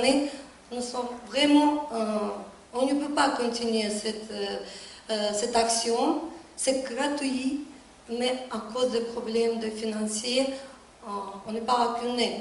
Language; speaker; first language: French; non-native, learner; Russian